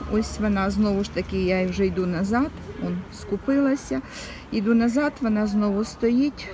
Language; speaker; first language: Ukrainian; non-native, local second language; Russian